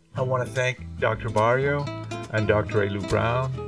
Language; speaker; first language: English; early bilingual, other home language; Spanish